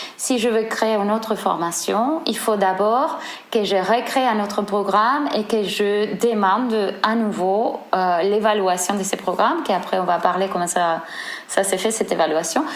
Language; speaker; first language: French; non-native, fluent; Spanish